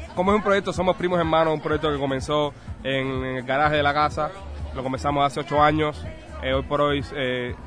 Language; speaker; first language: Spanish; native; Spanish